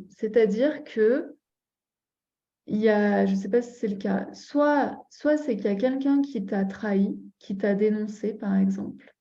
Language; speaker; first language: French; native; French